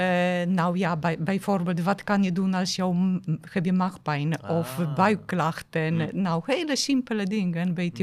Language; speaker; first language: Dutch; non-native, fluent; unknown